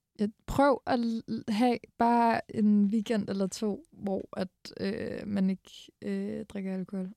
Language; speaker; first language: Danish; native; Danish